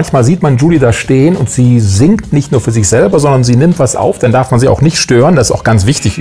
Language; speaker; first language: German; native; German